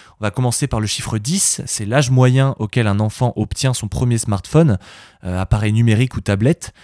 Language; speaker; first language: French; native; French